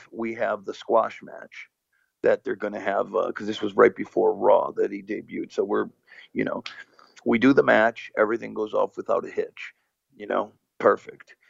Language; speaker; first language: English; early bilingual, other home language; Portuguese